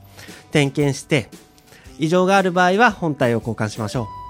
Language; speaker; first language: Japanese; native; Japanese